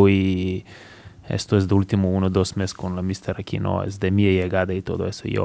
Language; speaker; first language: Spanish; non-native, learner; Bulgarian